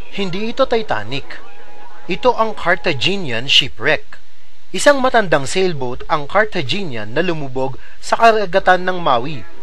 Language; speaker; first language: Filipino; native; Filipino